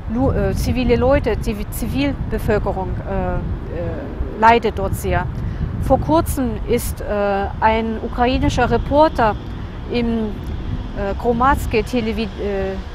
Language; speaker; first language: German; non-native, fluent; Russian